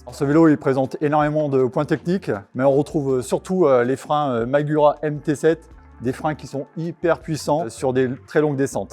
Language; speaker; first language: French; native; French